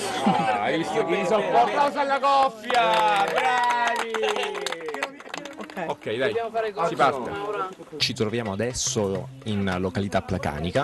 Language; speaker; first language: Italian; native; Italian